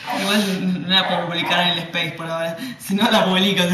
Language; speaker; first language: Spanish; native; Spanish